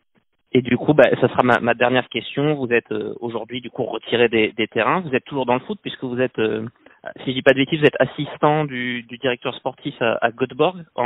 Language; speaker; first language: French; native; French